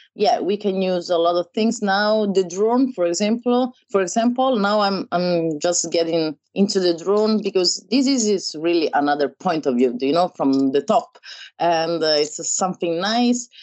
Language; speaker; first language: English; non-native, learner; Italian